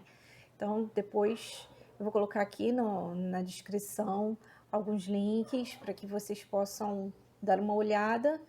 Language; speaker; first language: Portuguese; native; Portuguese